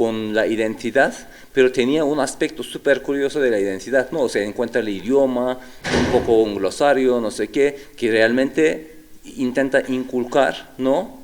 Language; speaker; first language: Spanish; non-native, fluent; Turkish